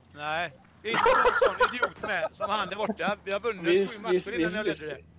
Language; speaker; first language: Swedish; native; Swedish